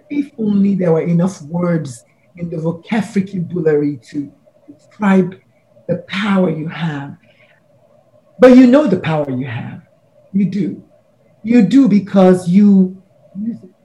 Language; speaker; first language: English; non-native, local second language; Igbo